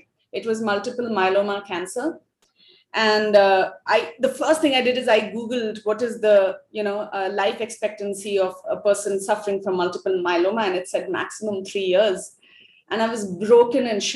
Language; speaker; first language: English; non-native, local second language; Hindi